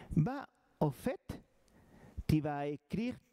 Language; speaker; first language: French; non-native, fluent; Spanish